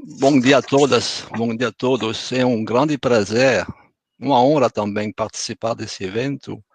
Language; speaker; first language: Portuguese; non-native, fluent; French